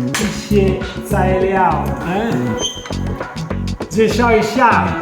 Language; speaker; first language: Chinese; non-native, learner; Italian